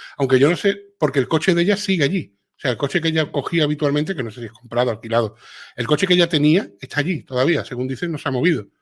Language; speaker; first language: Spanish; native; Spanish